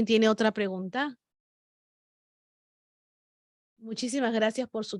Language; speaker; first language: Spanish; native; Spanish